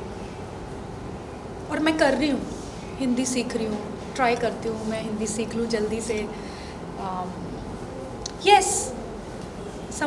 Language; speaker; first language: Hindi; non-native, local second language; Punjabi